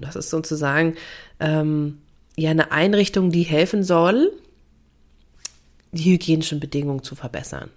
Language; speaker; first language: German; native; German